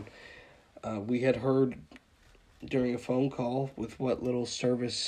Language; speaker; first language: English; native; English